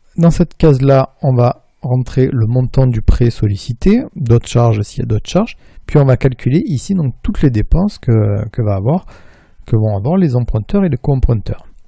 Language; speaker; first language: French; native; French